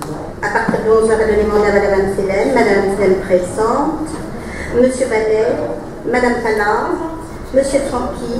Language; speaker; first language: French; native; French